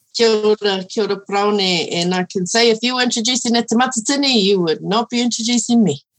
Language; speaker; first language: English; early bilingual, other home language; Māori